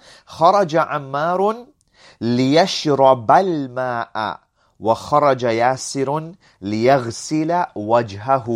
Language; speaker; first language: Arabic; non-native, fluent; English